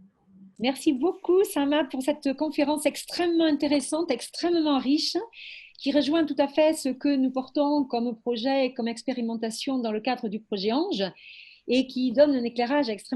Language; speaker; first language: French; native; French